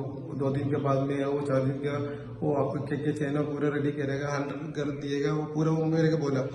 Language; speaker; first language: Hindi; non-native, learner; Malayalam